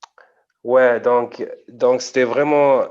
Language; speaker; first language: French; non-native, fluent; German